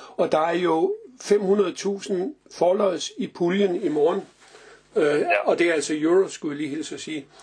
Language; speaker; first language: Danish; native; Danish